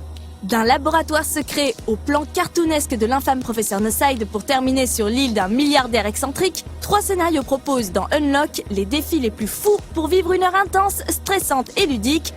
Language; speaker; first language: French; native; French